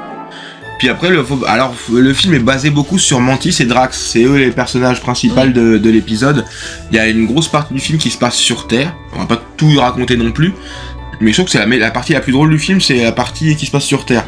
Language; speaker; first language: French; native; French